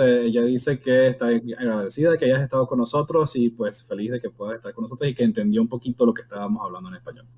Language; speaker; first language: Spanish; native; Spanish